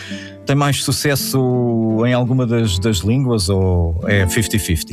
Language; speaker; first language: Portuguese; native; Portuguese